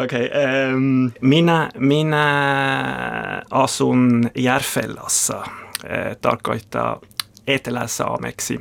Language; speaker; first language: Finnish; non-native, learner; German